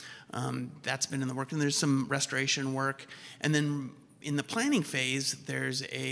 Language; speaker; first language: English; native; English